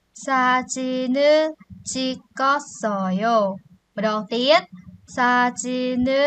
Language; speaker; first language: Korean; non-native, fluent; Khmer